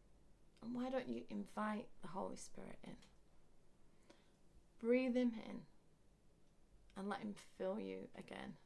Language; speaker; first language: English; native; English